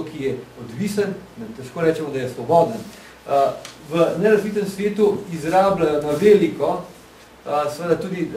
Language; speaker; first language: Slovenian; native; Slovenian